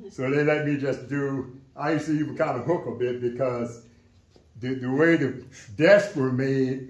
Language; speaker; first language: English; native; English